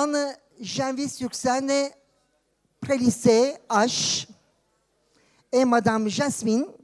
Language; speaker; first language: French; non-native, fluent; Turkish